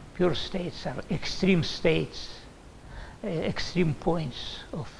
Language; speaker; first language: English; non-native, fluent; Russian